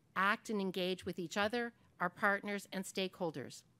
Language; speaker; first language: English; native; English